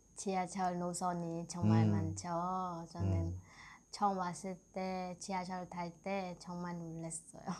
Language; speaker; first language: Korean; non-native, learner; Khmer